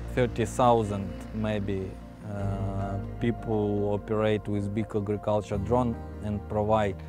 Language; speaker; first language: English; non-native, learner; Ukrainian